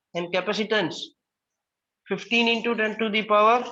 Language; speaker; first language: English; non-native, local second language; Hindi